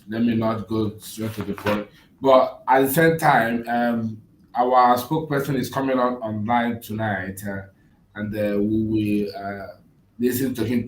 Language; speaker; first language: English; non-native, local second language; Igbo